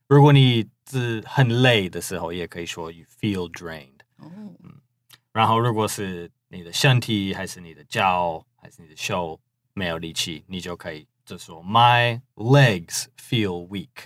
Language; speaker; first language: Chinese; non-native, fluent; English